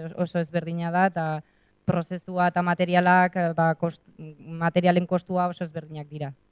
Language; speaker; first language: Basque; non-native, local second language; Spanish